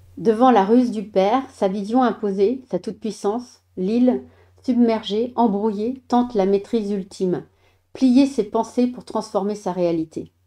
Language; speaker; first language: French; native; French